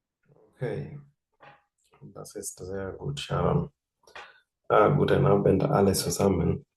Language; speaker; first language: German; non-native, fluent; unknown